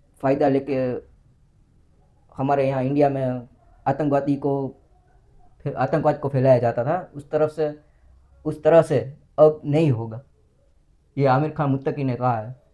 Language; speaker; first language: Hindi; non-native, local second language; Gujarati